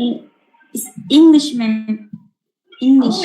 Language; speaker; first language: English; non-native, learner; Indonesian